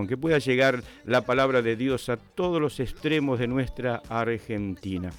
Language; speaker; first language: Spanish; native; Spanish